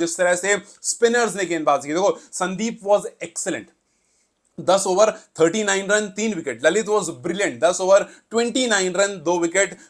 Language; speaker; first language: Hindi; native; Hindi